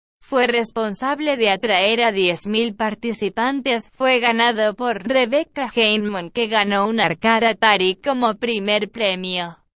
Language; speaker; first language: Spanish; non-native, learner; Portuguese